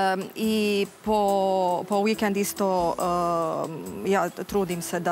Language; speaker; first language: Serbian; non-native, learner; Romanian